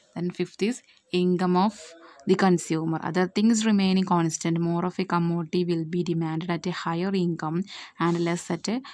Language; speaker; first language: English; non-native, local second language; Malayalam